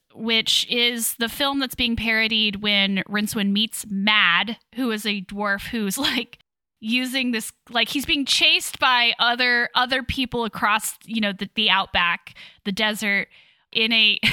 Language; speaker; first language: English; native; English